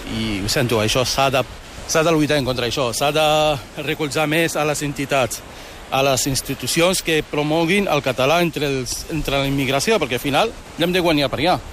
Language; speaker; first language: Catalan; early bilingual, other home language; Arabic